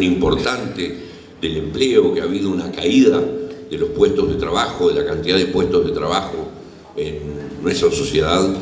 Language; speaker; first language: Spanish; native; Spanish